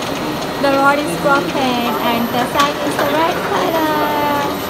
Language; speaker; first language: English; non-native, learner; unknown